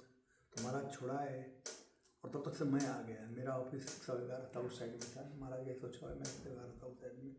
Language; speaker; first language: Hindi; native; Hindi